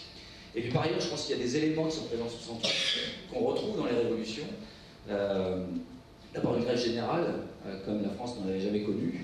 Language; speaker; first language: French; native; French